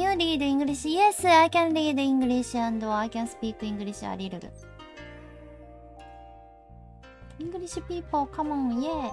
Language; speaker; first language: English; non-native, learner; Japanese